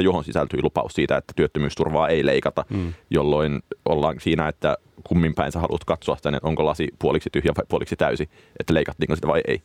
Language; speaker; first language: Finnish; native; Finnish